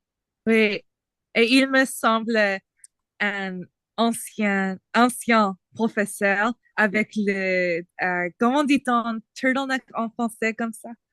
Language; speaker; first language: French; non-native, learner; English